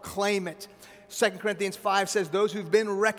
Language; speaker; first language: English; early bilingual, other home language; Persian